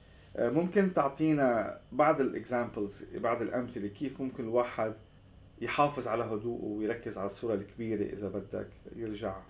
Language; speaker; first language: Arabic; native; Arabic